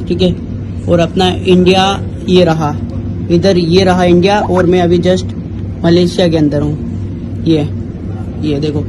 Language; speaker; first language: Hindi; non-native, local second language; Bhili